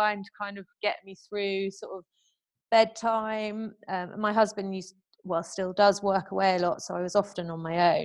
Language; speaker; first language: English; native; English